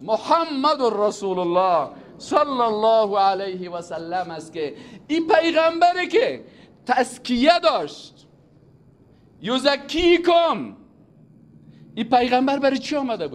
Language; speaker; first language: Persian; native; Persian